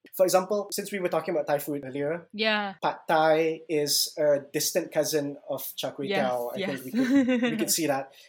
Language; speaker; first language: English; non-native, local second language; Malay